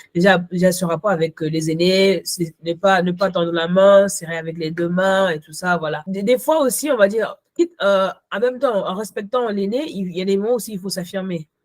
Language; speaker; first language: French; early bilingual, other home language; Ghomala